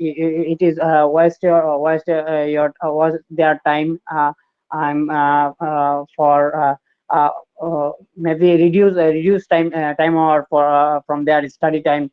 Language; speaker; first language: English; non-native, learner; Bangla